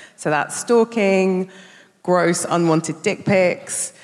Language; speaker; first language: English; native; English